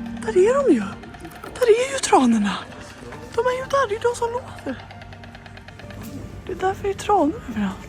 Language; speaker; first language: Swedish; native; Swedish